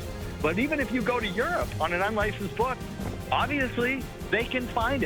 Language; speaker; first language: English; native; English